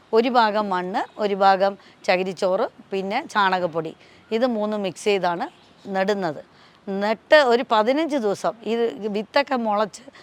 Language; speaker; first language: Malayalam; non-native, local second language; Tamil